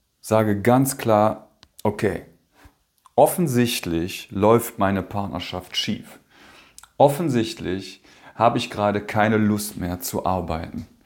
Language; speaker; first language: German; native; German